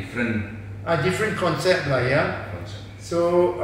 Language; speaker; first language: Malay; non-native, local second language; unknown